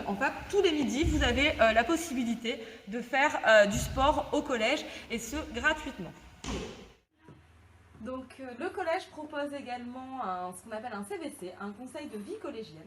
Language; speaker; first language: French; native; French